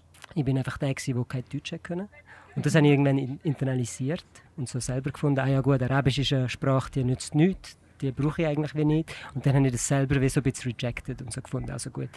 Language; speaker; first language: Swiss German; non-native, local second language; Arabic